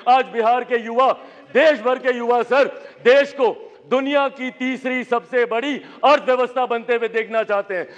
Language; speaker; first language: Hindi; native; Hindi